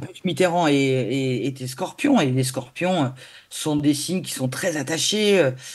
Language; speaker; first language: French; native; French